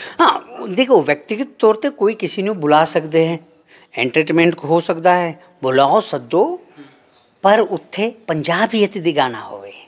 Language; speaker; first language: Punjabi; non-native, fluent; Kannada